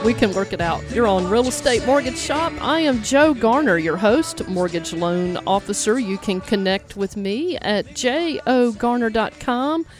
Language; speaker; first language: English; native; English